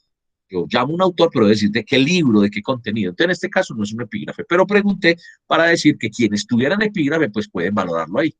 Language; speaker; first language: Spanish; native; Spanish